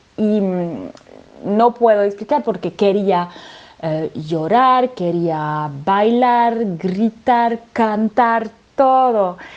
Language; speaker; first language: Spanish; non-native, fluent; French